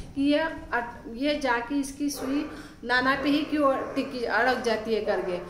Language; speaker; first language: Hindi; non-native, local second language; Marathi